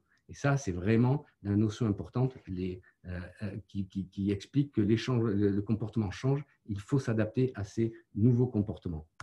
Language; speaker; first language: French; native; French